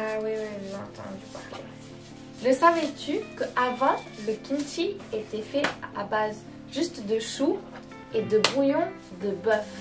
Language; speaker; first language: French; native; French